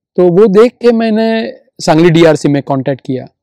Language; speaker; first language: Hindi; non-native, local second language; Marathi